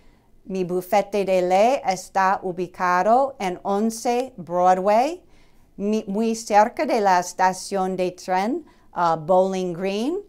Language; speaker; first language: Spanish; non-native, fluent; English